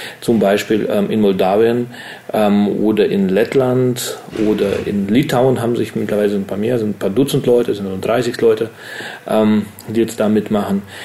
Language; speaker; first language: German; early bilingual, other home language; Russian